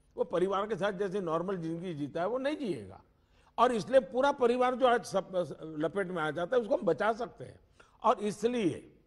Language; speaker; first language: Hindi; non-native, local second language; Gujarati